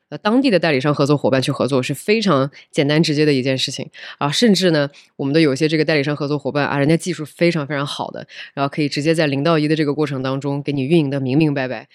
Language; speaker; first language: Chinese; native; Chinese